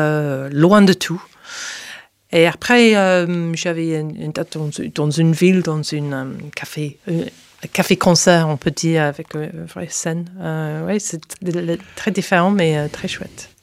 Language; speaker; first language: French; non-native, fluent; English